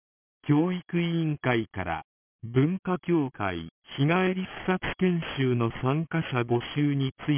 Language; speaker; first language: Japanese; native; Japanese